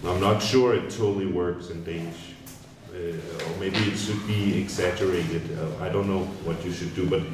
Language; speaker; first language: English; non-native, fluent; Danish